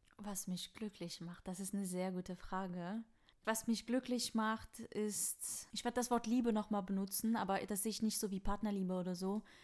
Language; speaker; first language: German; non-native, fluent; French